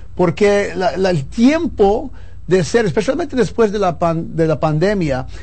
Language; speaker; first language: Spanish; early bilingual, heritage; Spanish